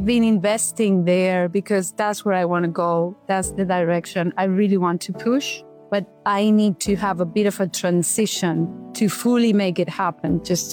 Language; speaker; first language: English; non-native, fluent; Spanish